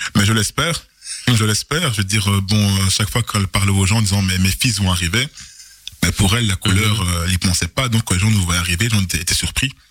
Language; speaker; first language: French; native; French